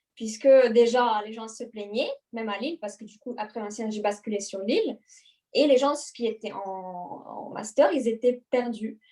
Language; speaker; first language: French; non-native, fluent; Hungarian